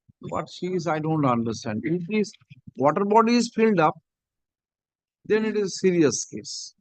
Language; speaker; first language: English; non-native, local second language; Bangla